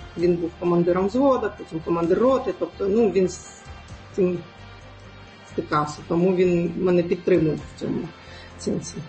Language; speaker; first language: Ukrainian; non-native, local second language; Crimean Tatar